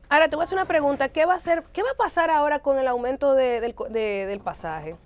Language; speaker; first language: Spanish; native; Spanish